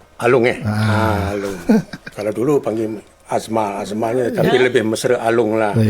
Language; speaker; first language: Malay; non-native, local second language; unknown